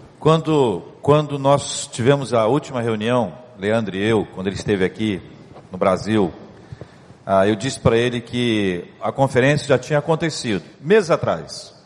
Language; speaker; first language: Portuguese; native; Portuguese